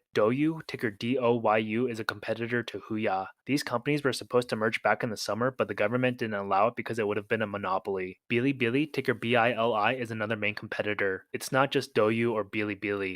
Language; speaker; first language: English; native; English